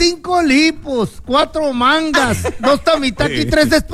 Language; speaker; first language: Spanish; native; Spanish